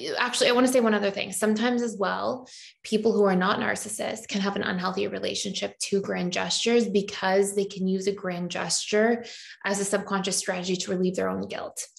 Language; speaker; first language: English; native; English